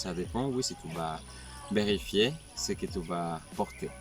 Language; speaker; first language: French; non-native, fluent; Spanish